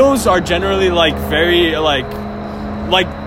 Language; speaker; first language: English; non-native, fluent; Portuguese